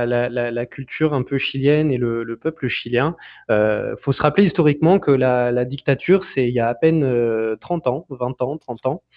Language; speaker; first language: French; native; French